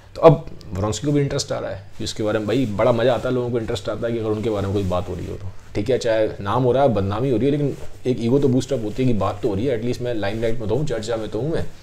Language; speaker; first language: Hindi; native; Hindi